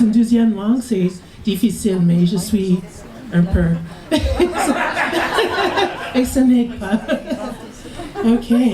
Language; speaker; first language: French; non-native, learner; English